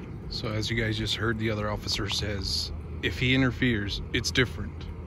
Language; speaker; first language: English; early bilingual, other home language; Spanish